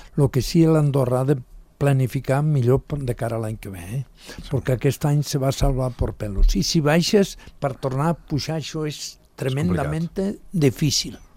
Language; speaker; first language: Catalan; non-native, local second language; Spanish